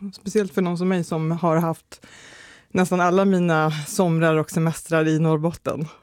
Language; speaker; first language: Swedish; native; Swedish